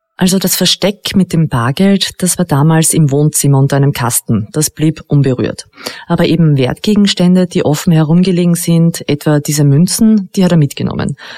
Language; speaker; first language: German; native; German